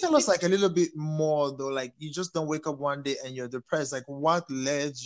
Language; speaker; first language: English; non-native, local second language; French